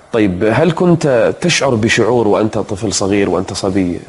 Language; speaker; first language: Arabic; native; Arabic